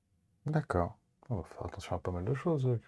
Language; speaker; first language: French; native; French